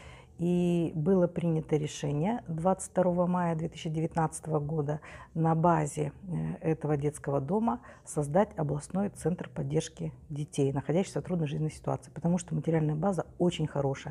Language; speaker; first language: Russian; native; Russian